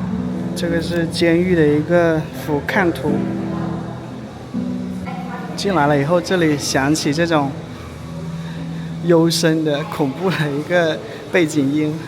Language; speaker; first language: Chinese; native; Chinese